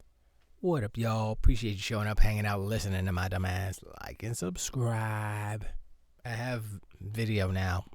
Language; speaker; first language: English; native; English